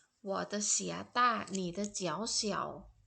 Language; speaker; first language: Chinese; non-native, fluent; Thai